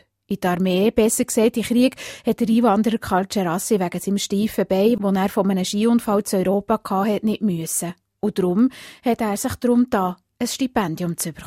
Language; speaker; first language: German; native; German